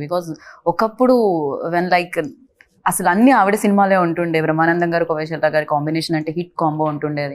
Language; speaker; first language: Telugu; native; Telugu